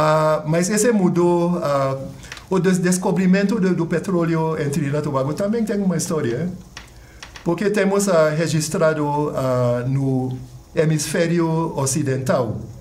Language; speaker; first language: Portuguese; non-native, fluent; English